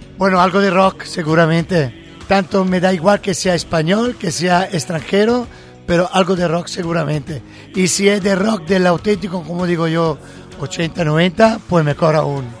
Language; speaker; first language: Spanish; non-native, fluent; Italian